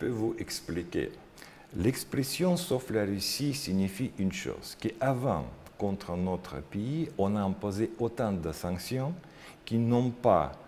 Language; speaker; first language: French; non-native, learner; Russian